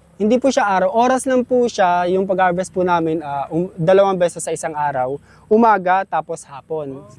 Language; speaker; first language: Filipino; non-native, local second language; Bikol